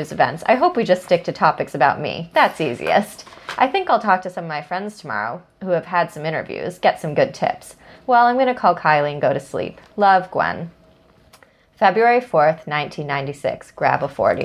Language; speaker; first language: English; native; English